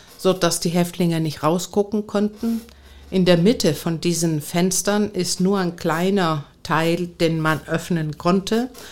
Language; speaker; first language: German; non-native, fluent; Greek